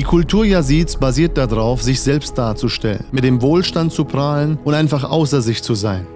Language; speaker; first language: German; native; German